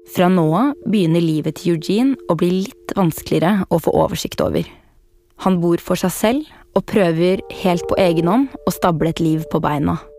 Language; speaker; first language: Norwegian; native; Norwegian